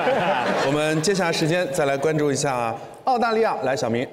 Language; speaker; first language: Chinese; native; Chinese